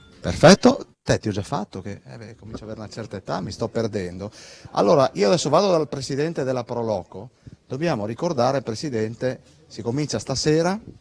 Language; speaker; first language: Italian; native; Italian